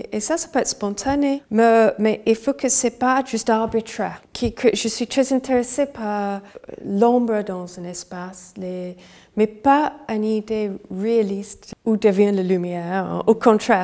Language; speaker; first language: French; non-native, fluent; English